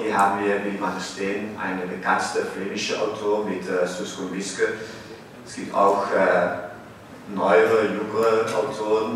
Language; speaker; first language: German; non-native, fluent; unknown